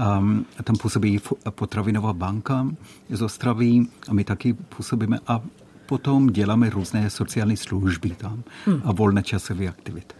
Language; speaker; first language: Czech; non-native, fluent; Malayalam